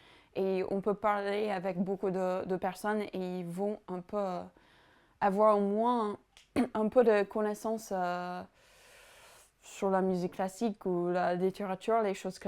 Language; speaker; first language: French; non-native, fluent; English